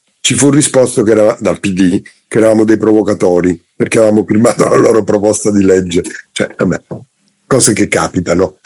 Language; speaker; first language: Italian; native; Italian